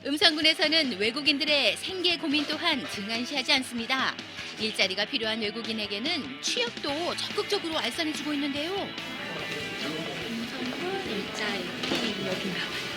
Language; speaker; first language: Korean; native; Korean